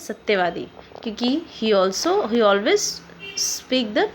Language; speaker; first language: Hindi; native; Hindi